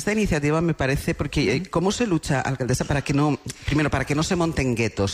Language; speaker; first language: Spanish; native; Spanish